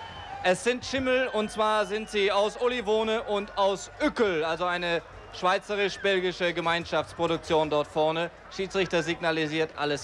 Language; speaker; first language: German; native; German